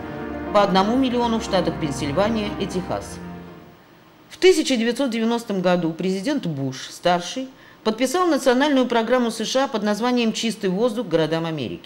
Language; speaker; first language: Russian; native; Russian